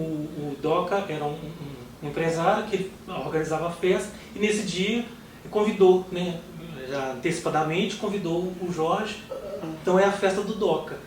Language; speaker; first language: Portuguese; native; Portuguese